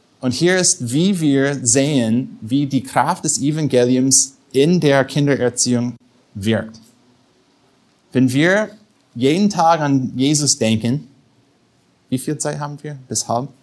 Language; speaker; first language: German; non-native, fluent; English